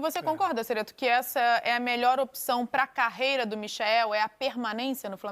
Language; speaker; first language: Portuguese; native; Portuguese